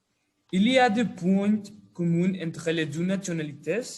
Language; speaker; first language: French; non-native, learner; Spanish